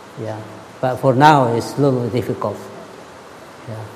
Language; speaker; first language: English; non-native, learner; Spanish